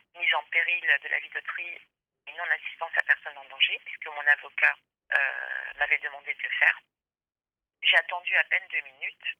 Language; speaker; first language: French; native; French